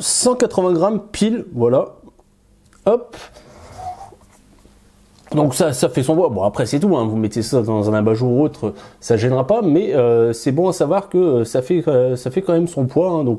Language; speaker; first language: French; native; French